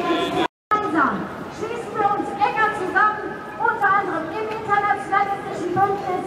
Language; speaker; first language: German; native; German